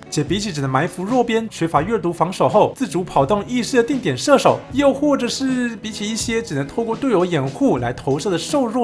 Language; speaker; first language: Chinese; native; Chinese